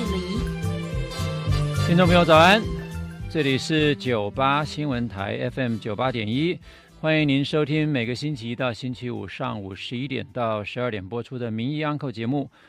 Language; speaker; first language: Chinese; native; Chinese